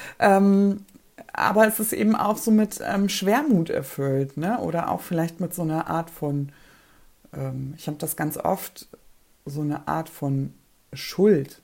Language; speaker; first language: German; early bilingual, other home language; Polish